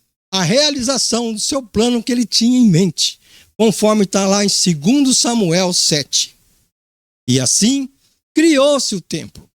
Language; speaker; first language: Portuguese; native; Portuguese